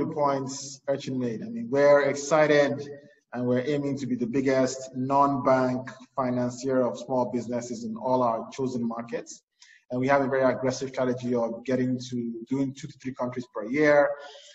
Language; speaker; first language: English; non-native, local second language; Yoruba